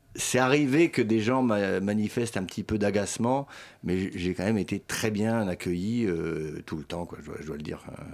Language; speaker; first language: French; early bilingual, other home language; Swedish